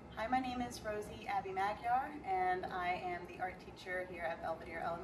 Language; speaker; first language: English; native; English